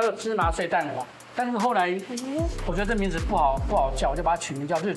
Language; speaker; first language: Chinese; native; Chinese